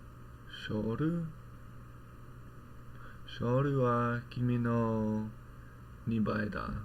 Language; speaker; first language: Japanese; non-native, learner; English